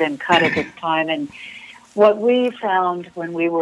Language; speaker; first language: English; native; English